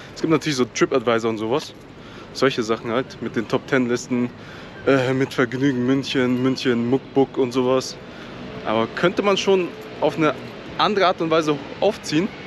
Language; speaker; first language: German; native; German